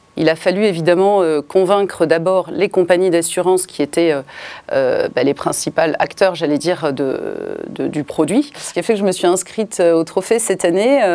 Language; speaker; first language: French; native; French